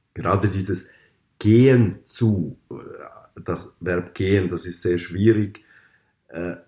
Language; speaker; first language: German; native; German